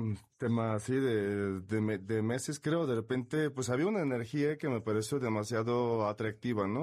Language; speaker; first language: Spanish; non-native, fluent; Russian